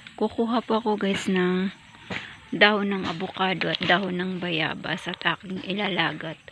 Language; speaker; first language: Filipino; non-native, local second language; Cebuano